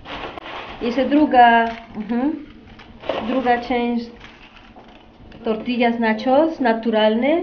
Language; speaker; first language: Polish; non-native, fluent; Spanish